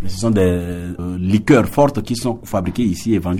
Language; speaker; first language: French; non-native, local second language; Sango